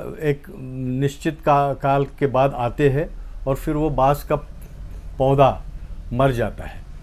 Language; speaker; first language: Hindi; non-native, local second language; Marathi